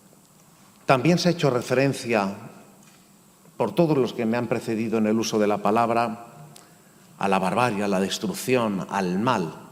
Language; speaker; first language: Spanish; native; Spanish